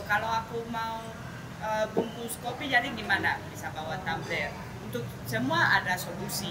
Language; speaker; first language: Indonesian; non-native, fluent; Spanish